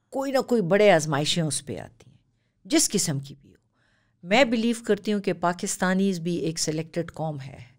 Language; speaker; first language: Urdu; non-native, local second language; Pashto